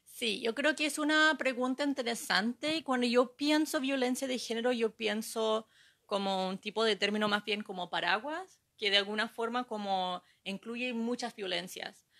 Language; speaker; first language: Spanish; non-native, fluent; English